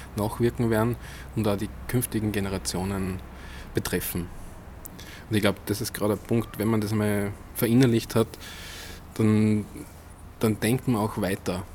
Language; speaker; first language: German; native; German